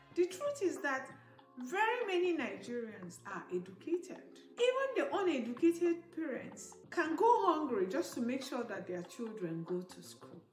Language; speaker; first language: English; non-native, local second language; Igbo